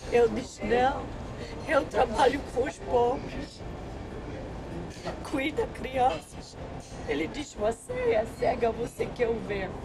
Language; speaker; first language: Portuguese; non-native, learner; English